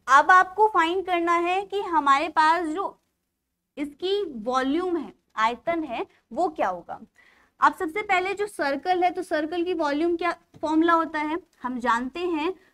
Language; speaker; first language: Hindi; native; Hindi